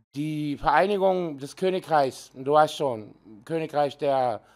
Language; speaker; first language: German; early bilingual, heritage; Serbian